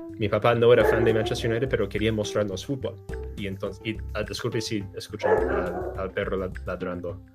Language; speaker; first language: Spanish; non-native, fluent; English